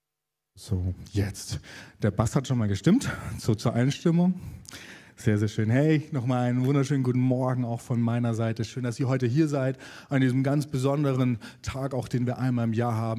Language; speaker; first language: German; native; German